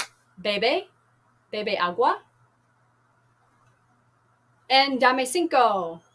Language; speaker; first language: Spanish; non-native, fluent; English